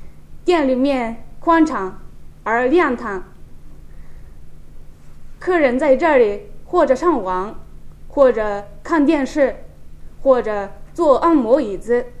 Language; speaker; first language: Chinese; non-native, fluent; Japanese